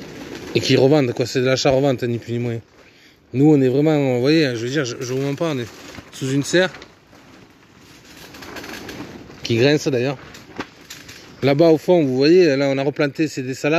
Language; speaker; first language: French; native; French